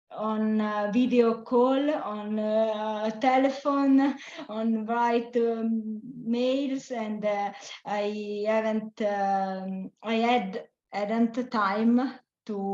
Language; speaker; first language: English; non-native, learner; Italian